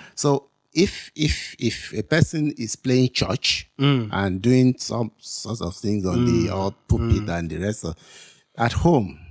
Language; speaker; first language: English; non-native, local second language; Yoruba